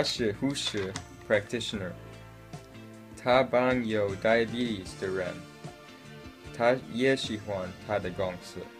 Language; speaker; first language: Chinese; non-native, learner; English